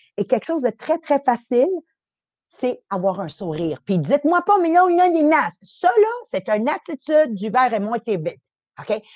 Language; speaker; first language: French; early bilingual, other home language; Italian